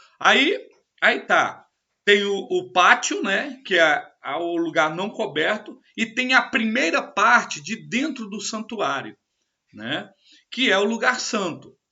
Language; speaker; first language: Portuguese; native; Portuguese